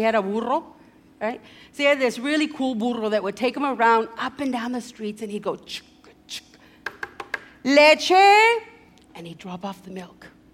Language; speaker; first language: English; early bilingual, other home language; Spanish